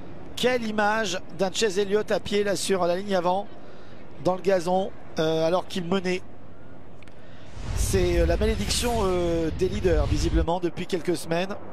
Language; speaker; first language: French; native; French